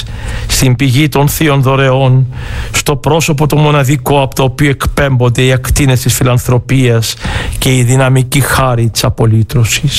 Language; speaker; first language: Greek; native; Greek